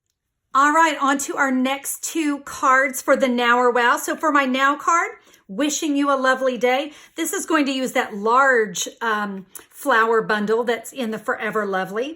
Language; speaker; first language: English; native; English